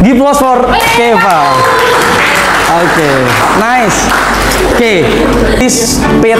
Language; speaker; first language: English; non-native, fluent; Indonesian